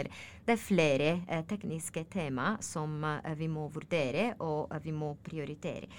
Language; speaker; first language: Norwegian; non-native, learner; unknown